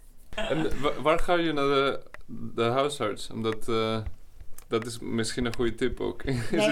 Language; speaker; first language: Dutch; non-native, learner; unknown